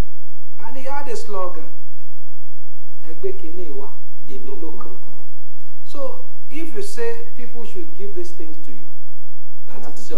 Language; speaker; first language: English; non-native, local second language; Yoruba